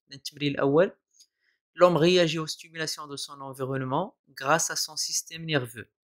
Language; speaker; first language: French; non-native, local second language; Arabic